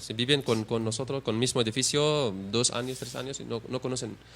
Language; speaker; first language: Spanish; non-native, learner; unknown